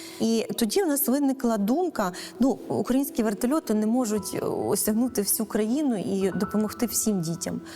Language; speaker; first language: Ukrainian; native; Ukrainian